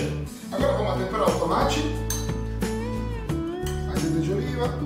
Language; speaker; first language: Portuguese; non-native, learner; Italian